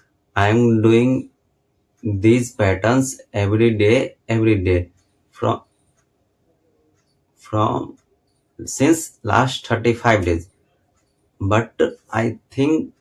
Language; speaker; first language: English; non-native, learner; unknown